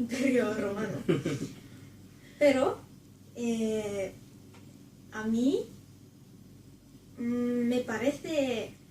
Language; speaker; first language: Spanish; non-native, learner; Japanese